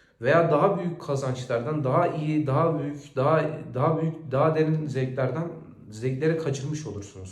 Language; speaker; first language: Turkish; native; Turkish